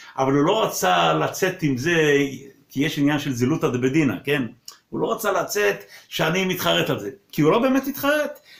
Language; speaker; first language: Hebrew; non-native, local second language; Yiddish